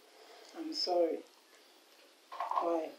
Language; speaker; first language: English; non-native, local second language; Akan